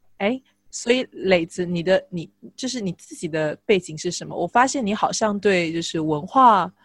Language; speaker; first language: Chinese; non-native, local second language; Min Nan Chinese